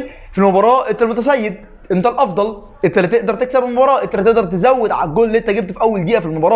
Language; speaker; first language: Arabic; native; Arabic